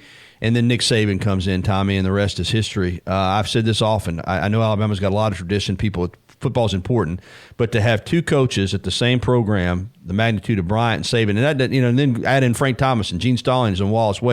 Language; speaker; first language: English; native; English